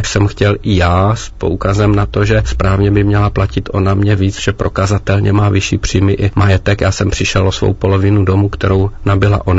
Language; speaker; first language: Czech; native; Czech